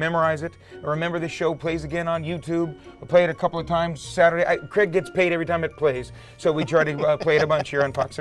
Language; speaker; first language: English; native; English